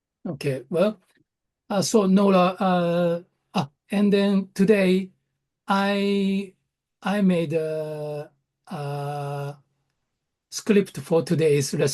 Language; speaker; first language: English; non-native, learner; Japanese